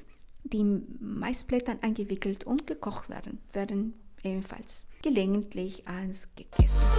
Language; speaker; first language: German; non-native, fluent; Spanish